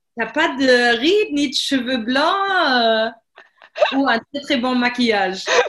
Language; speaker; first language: French; non-native, fluent; German